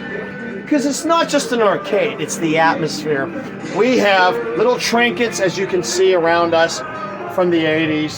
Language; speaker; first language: English; native; English